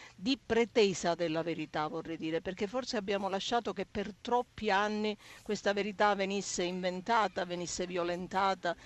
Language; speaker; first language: Italian; native; Italian